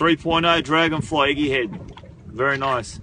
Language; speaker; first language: English; native; English